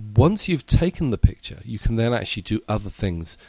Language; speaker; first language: English; native; English